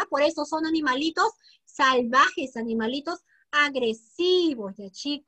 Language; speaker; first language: Spanish; native; Spanish